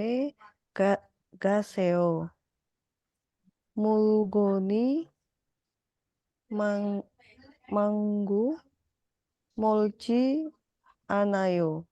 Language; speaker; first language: Korean; non-native, learner; Indonesian